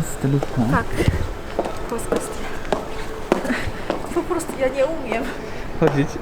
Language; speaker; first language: Polish; non-native, learner; Korean